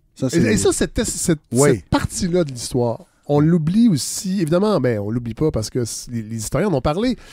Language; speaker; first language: French; native; French